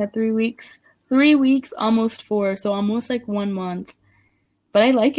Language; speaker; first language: English; non-native, fluent; Spanish